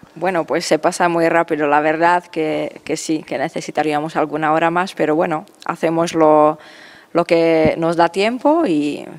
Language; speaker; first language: Spanish; non-native, fluent; Czech